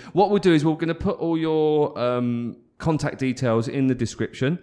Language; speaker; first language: English; native; English